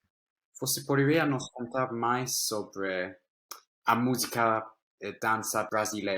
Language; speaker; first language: Portuguese; non-native, fluent; English